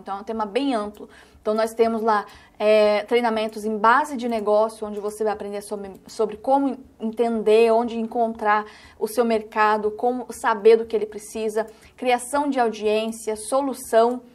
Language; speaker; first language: Portuguese; native; Portuguese